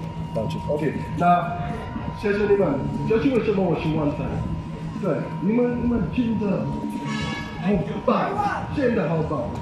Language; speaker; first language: Chinese; non-native, learner; English